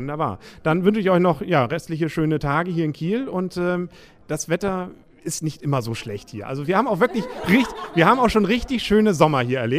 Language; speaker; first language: German; native; German